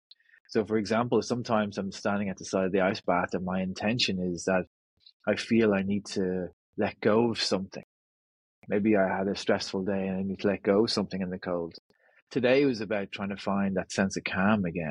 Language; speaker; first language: English; native; English